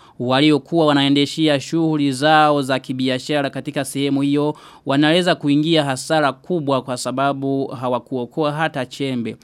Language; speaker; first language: Swahili; non-native, local second language; Rundi